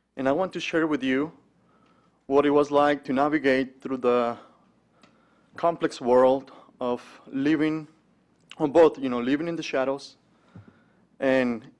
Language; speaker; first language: English; early bilingual, other home language; Spanish